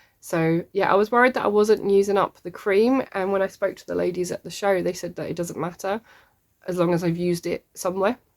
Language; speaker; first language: English; native; English